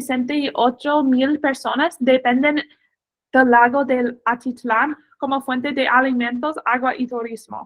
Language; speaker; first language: Spanish; non-native, fluent; English